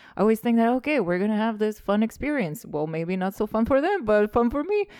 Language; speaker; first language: English; non-native, fluent; Estonian